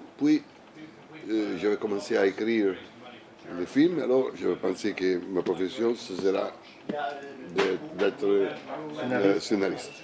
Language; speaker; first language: French; non-native, learner; Italian